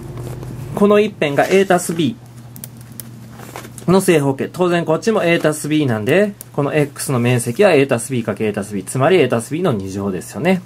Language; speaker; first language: Japanese; native; Japanese